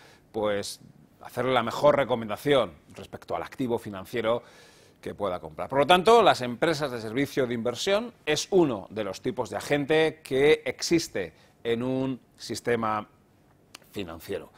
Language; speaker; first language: Spanish; native; Spanish